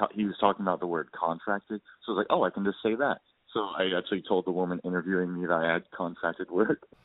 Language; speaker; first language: English; native; English